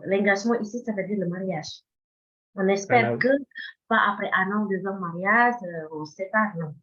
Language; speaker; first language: French; non-native, fluent; Indonesian